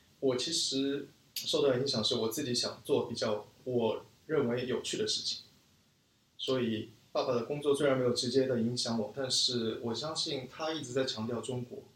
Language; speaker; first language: Chinese; early bilingual, other home language; Korean